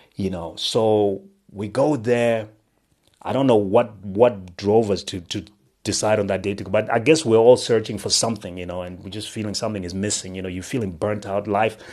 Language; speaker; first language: English; non-native, local second language; Shona